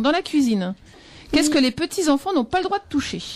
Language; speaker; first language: French; native; French